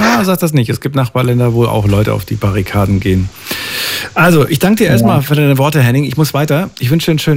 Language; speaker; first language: German; native; German